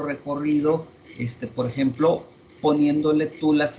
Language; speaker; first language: Spanish; native; Spanish